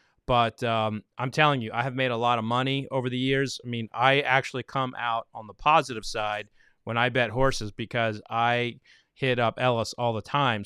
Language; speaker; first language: English; native; English